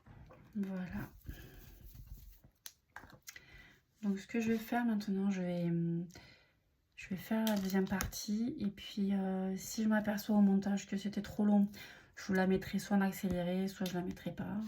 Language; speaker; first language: French; native; French